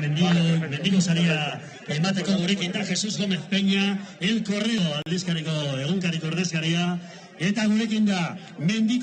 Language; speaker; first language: Basque; native; Basque